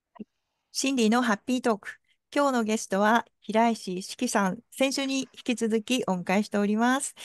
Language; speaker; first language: Japanese; native; Japanese